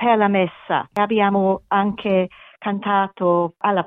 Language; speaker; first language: Italian; non-native, learner; German